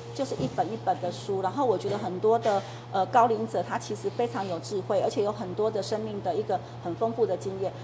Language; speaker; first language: Chinese; native; Chinese